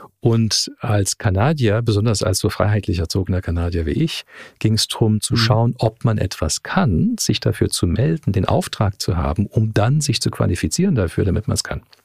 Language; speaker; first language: German; early bilingual, heritage; German